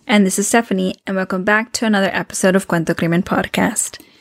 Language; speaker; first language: English; early bilingual, other home language; Spanish